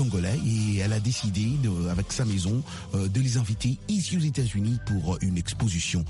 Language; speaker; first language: French; non-native, local second language; Lingala